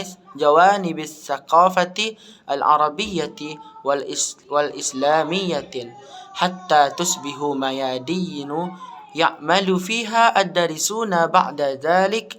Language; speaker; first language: Arabic; non-native, learner; Indonesian